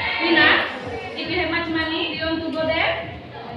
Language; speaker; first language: English; non-native, fluent; Indonesian